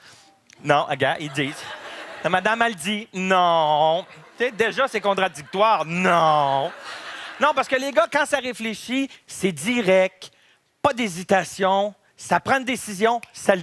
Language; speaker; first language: French; native; French